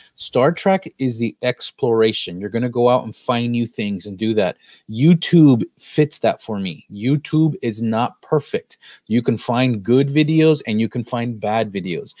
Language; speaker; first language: English; early bilingual, other home language; Spanish